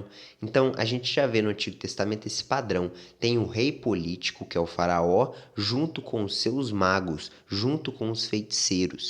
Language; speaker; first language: Portuguese; native; Portuguese